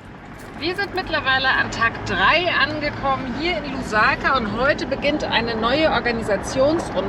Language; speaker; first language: German; native; German